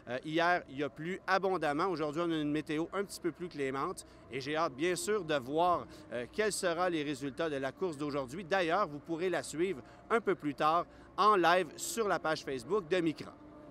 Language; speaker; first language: French; native; French